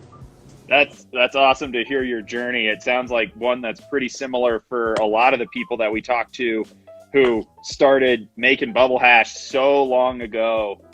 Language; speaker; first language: English; native; English